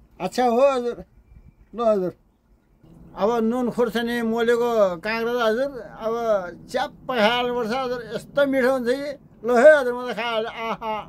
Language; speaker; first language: Nepali; non-native, local second language; Gurung